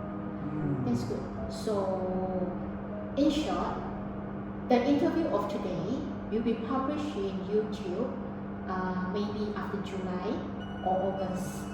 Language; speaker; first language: English; non-native, learner; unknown